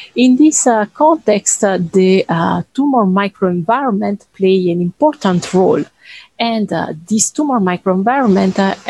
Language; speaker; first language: English; non-native, fluent; Italian